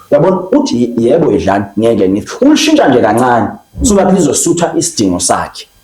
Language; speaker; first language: Zulu; non-native, local second language; Xhosa